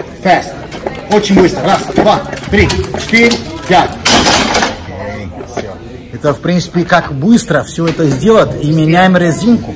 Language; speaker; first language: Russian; non-native, fluent; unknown